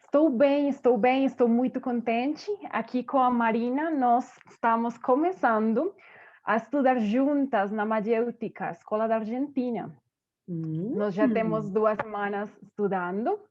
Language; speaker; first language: Portuguese; non-native, fluent; Spanish